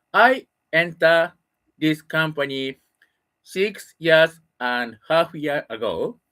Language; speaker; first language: English; non-native, learner; Japanese